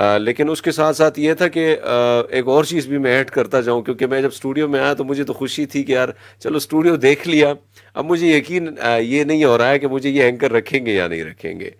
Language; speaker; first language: Urdu; non-native, local second language; Pashto